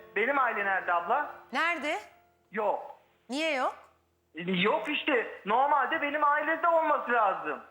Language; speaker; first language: Turkish; native; Turkish